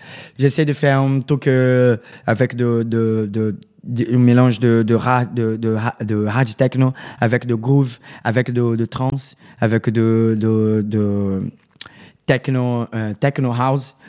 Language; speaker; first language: French; non-native, learner; Portuguese